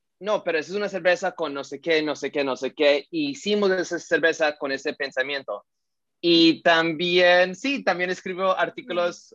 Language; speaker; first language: Spanish; early bilingual, heritage; Spanish